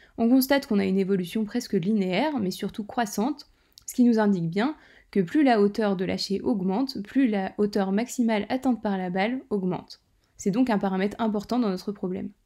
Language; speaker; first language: French; native; French